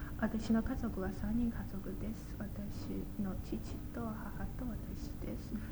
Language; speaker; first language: Japanese; non-native, learner; Chinese